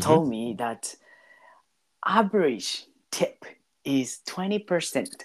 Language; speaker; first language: English; non-native, learner; Japanese